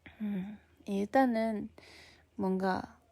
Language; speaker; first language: Korean; non-native, fluent; Japanese